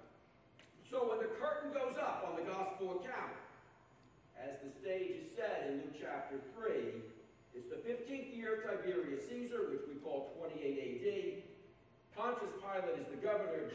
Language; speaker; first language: English; native; English